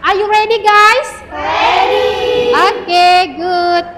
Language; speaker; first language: English; non-native, learner; Indonesian